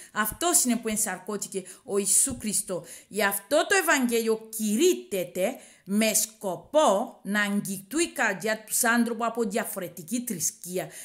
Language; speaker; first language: Greek; non-native, learner; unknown